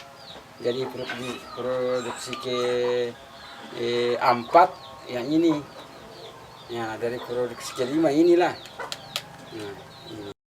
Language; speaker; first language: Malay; non-native, local second language; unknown